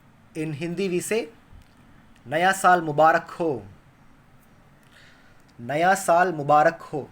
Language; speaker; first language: Hindi; non-native, local second language; Kannada